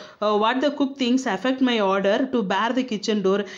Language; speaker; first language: English; non-native, local second language; Tamil